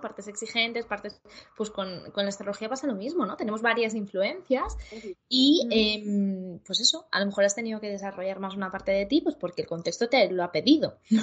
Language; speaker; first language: Spanish; native; Spanish